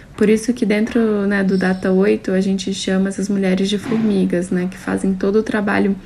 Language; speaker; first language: Portuguese; native; Portuguese